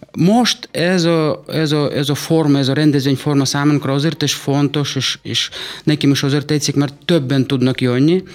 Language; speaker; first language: Hungarian; non-native, fluent; Russian